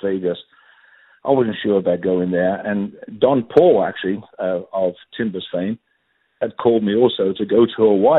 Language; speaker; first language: English; native; English